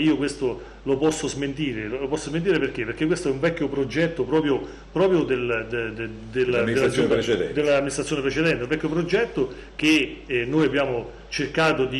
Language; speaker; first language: Italian; native; Italian